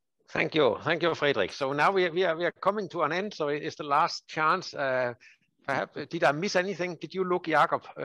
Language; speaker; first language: English; non-native, fluent; Danish